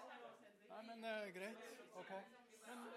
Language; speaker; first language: Norwegian; non-native, fluent; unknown